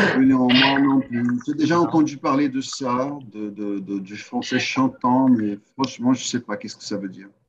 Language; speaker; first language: French; non-native, fluent; Portuguese